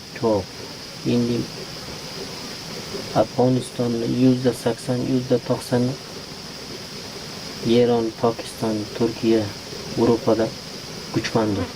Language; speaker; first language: Turkish; non-native, learner; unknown